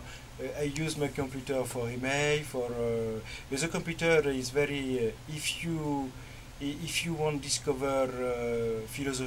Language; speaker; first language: English; non-native, learner; French